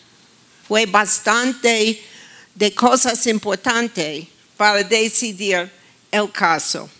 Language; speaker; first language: Spanish; non-native, fluent; English